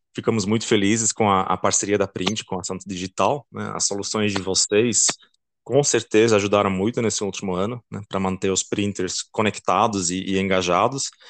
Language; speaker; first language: Portuguese; non-native, fluent; Dutch